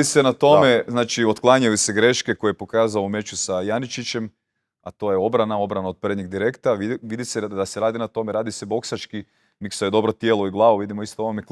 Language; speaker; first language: Croatian; native; Croatian